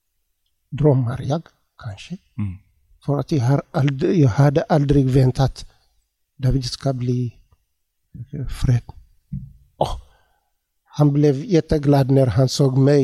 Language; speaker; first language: Swedish; non-native, learner; Tigrinya